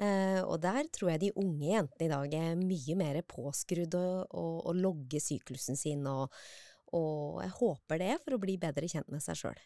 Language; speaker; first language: Norwegian; native; Norwegian